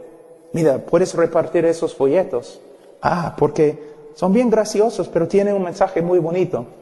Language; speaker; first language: Spanish; non-native, fluent; English